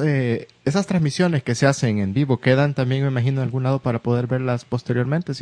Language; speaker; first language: Spanish; native; Spanish